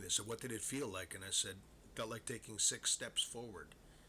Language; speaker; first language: English; native; English